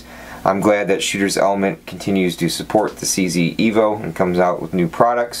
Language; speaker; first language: English; native; English